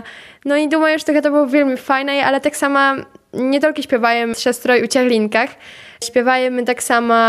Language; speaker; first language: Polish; non-native, local second language; Belarusian